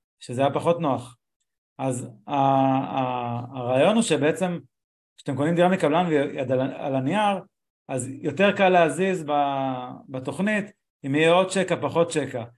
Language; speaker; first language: Hebrew; native; Hebrew